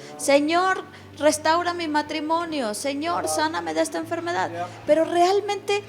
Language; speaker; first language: Spanish; native; Spanish